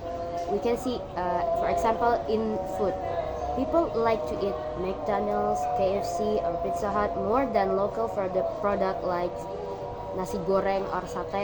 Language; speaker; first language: English; non-native, learner; Indonesian